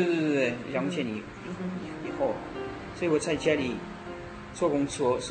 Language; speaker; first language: Chinese; non-native, learner; French